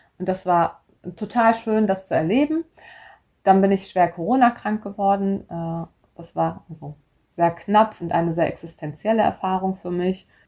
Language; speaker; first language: German; early bilingual, other home language; Turkish